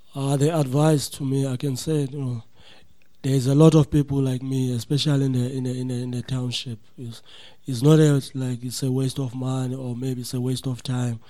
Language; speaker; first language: English; non-native, local second language; Xhosa